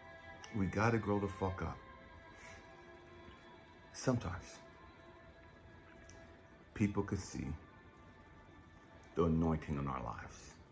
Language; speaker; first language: English; native; English